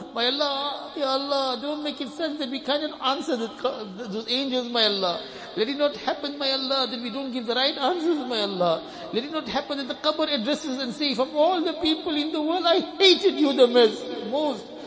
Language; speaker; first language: English; native; English